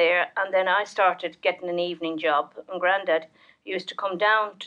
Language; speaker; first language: English; native; English